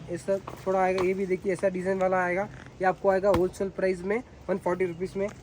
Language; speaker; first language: Hindi; non-native, local second language; Kannada